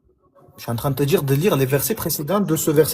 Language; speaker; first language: French; native; French